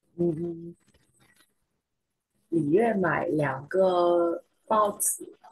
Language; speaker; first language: Chinese; non-native, learner; Vietnamese